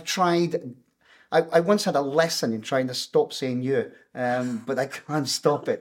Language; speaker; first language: English; native; English